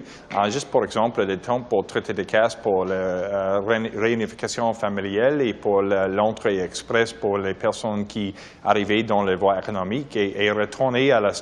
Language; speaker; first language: French; non-native, local second language; English